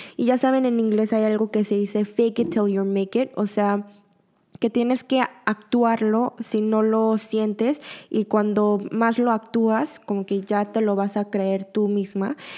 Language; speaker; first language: Spanish; early bilingual, other home language; Korean